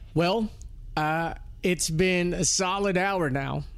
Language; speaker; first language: English; early bilingual, other home language; Filipino